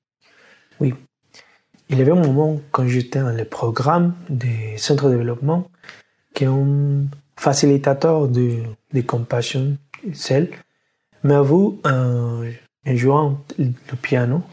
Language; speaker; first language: French; non-native, learner; Spanish